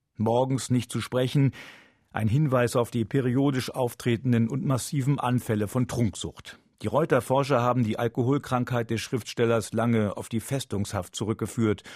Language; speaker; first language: German; native; German